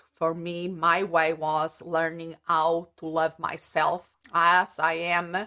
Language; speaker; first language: English; non-native, fluent; Portuguese